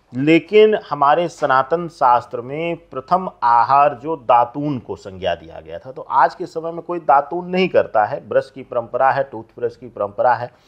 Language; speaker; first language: Hindi; native; Hindi